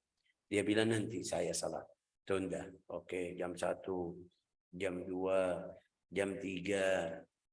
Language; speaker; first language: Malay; non-native, fluent; Arabic